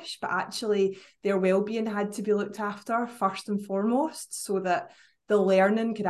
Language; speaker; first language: English; native; English